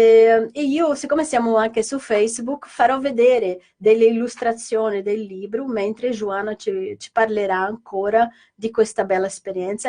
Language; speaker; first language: Italian; non-native, fluent; Portuguese